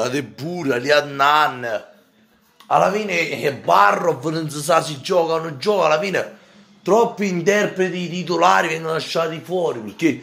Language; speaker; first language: Italian; native; Italian